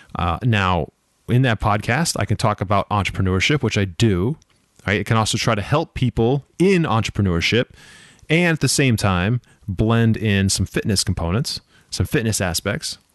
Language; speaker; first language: English; native; English